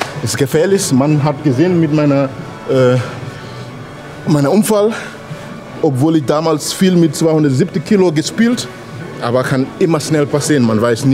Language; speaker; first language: German; non-native, fluent; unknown